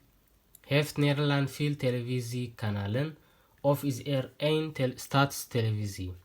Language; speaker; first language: Dutch; non-native, learner; Tigrinya